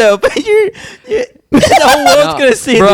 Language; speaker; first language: English; native; English